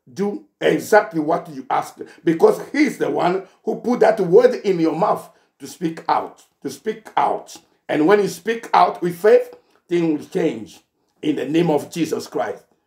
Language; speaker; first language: English; non-native, fluent; Ewe